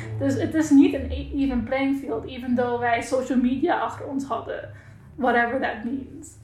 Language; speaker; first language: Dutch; non-native, local second language; Papiamento